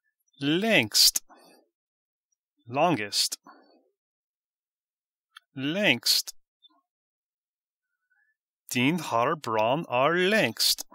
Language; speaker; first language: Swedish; non-native, learner; English